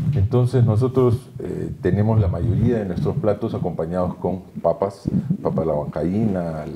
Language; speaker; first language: Spanish; native; Spanish